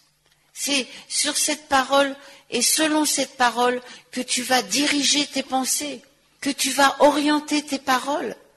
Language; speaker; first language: French; native; French